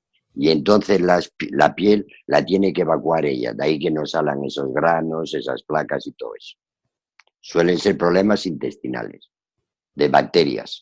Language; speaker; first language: Spanish; native; Spanish